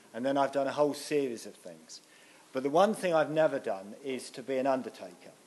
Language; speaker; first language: English; native; English